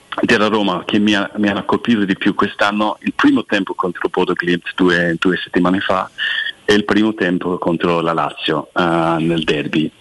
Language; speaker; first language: Italian; non-native, fluent; English